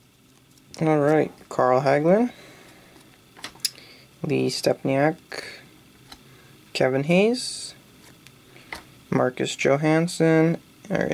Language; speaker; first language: English; native; English